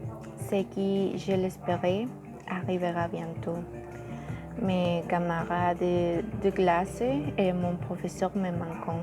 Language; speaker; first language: French; non-native, learner; Spanish